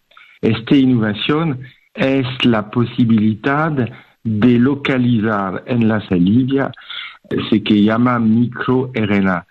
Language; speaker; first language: Spanish; non-native, fluent; French